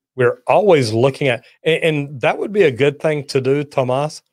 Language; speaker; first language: English; native; English